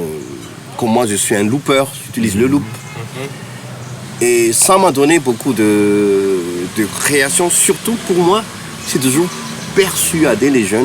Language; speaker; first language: French; non-native, local second language; Malagasy